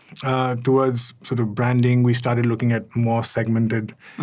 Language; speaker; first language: English; non-native, local second language; Hindi